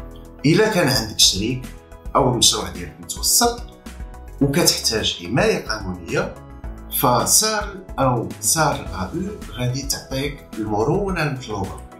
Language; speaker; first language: Arabic; native; Arabic